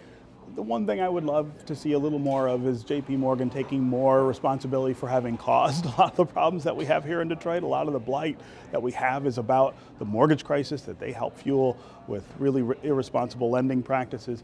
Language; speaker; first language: English; native; English